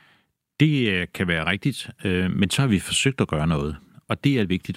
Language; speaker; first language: Danish; native; Danish